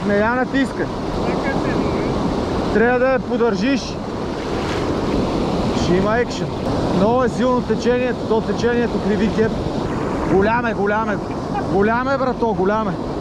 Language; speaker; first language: Bulgarian; native; Bulgarian